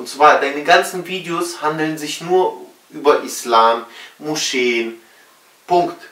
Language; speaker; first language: German; early bilingual, other home language; Russian